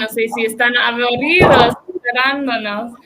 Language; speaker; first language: Spanish; non-native, learner; English